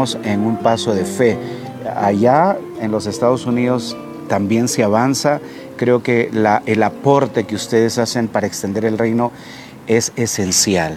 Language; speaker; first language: English; non-native, learner; Spanish